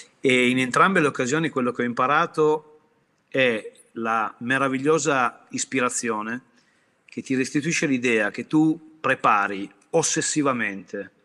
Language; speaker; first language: Italian; native; Italian